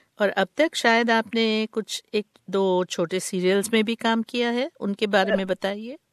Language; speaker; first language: Hindi; native; Hindi